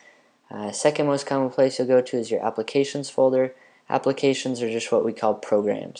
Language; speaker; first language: English; native; English